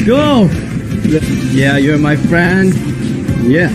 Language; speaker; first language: English; non-native, learner; Korean